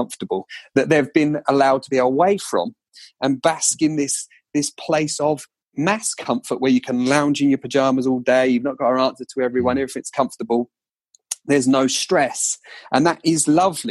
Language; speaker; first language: English; native; English